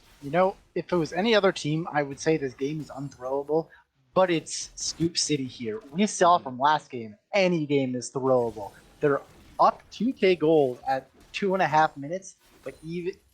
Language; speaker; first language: English; native; English